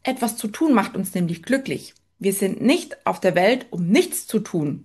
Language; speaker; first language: German; native; German